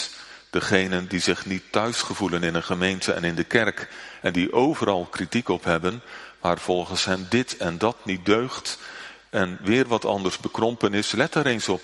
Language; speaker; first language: Dutch; native; Dutch